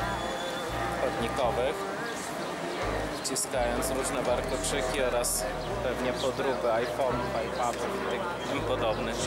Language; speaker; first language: Polish; native; Polish